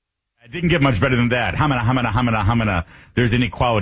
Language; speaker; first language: English; native; English